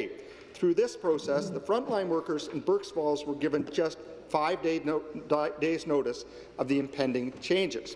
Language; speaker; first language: English; native; English